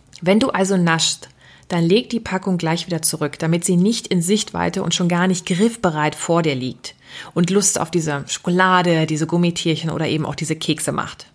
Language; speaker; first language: German; native; German